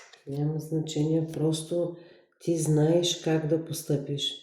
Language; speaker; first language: Bulgarian; native; Bulgarian